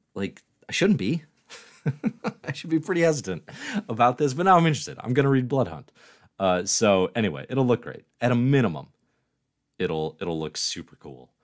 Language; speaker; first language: English; native; English